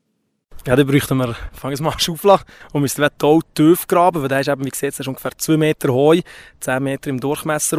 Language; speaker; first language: German; native; German